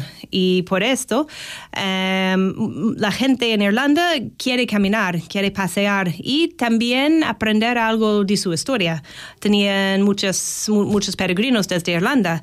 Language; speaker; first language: Spanish; non-native, fluent; English